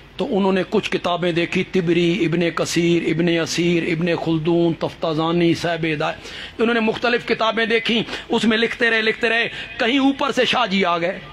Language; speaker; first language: Urdu; non-native, local second language; Punjabi